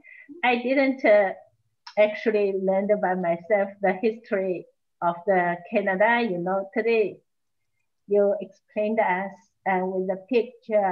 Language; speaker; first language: English; non-native, learner; Chinese